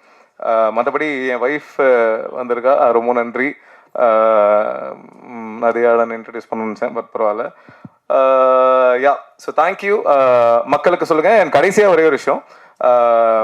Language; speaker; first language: Tamil; native; Tamil